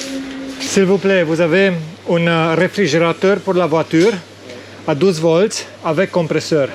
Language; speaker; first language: French; non-native, learner; Romanian